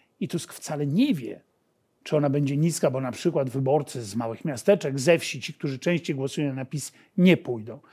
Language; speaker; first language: Polish; native; Polish